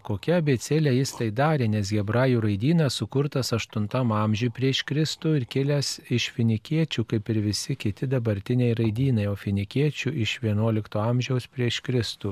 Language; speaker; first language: Lithuanian; native; Lithuanian